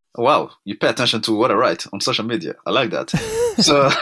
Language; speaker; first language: English; non-native, local second language; Kinyarwanda